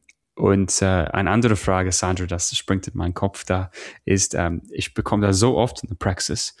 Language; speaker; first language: German; non-native, learner; English